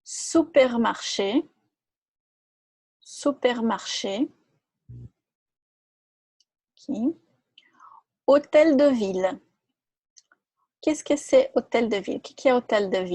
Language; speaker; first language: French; non-native, fluent; Portuguese